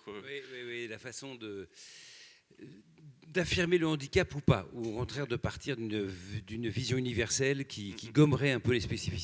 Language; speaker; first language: French; native; French